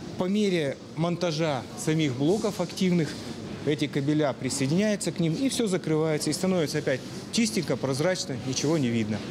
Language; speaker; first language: Russian; native; Russian